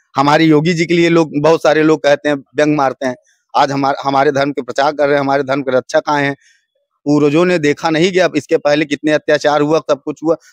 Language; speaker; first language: Hindi; native; Hindi